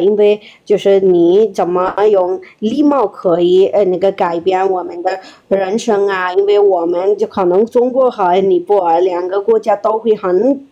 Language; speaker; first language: Chinese; non-native, fluent; Nepali